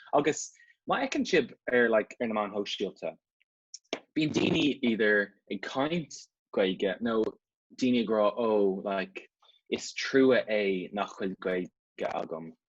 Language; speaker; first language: Irish; non-native, local second language; English